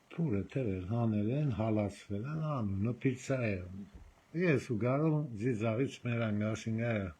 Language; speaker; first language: Armenian; native; Armenian